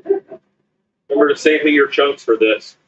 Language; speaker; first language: English; native; English